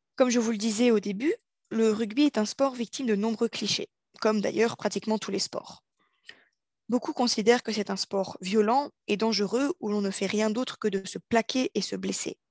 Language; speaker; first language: French; native; French